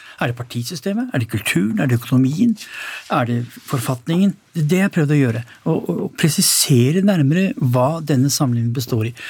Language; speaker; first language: Norwegian; native; Norwegian